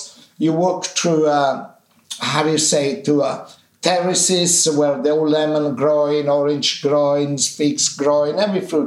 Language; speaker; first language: English; non-native, fluent; Italian